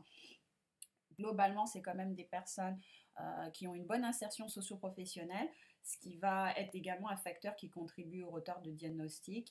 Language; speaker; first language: French; native; French